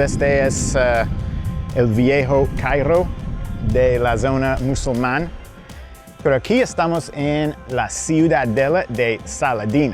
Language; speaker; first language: Spanish; non-native, fluent; English